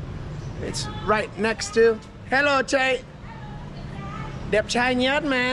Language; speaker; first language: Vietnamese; non-native, fluent; English